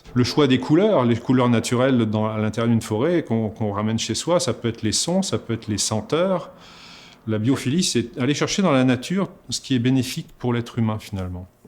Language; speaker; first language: French; native; French